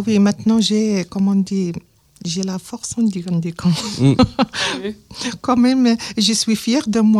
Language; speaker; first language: French; non-native, learner; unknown